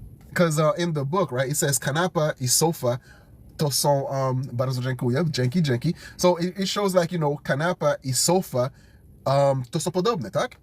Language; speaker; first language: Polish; non-native, learner; English